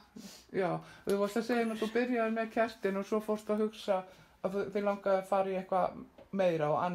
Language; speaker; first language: Icelandic; native; Icelandic